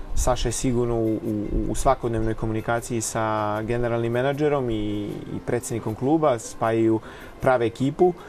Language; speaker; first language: Serbian; native; Serbian